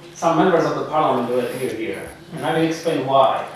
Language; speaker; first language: English; non-native, fluent; Slovak